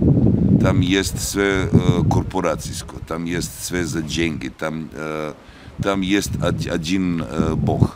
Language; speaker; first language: Russian; non-native, learner; Serbian